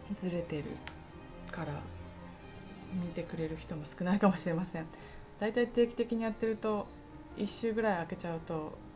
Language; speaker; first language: Japanese; native; Japanese